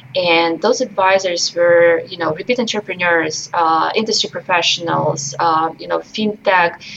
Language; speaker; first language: English; non-native, fluent; Russian